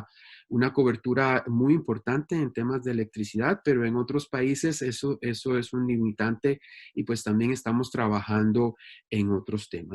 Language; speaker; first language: Spanish; native; Spanish